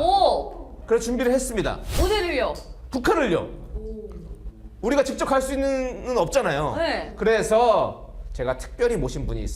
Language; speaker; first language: Korean; native; Korean